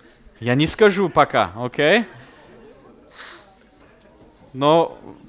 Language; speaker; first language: Russian; non-native, fluent; English